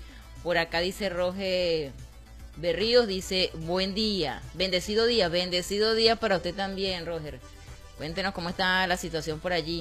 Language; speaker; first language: Spanish; native; Spanish